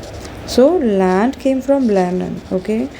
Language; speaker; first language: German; non-native, learner; Hindi